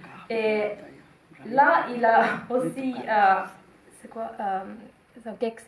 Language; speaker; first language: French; non-native, fluent; Finnish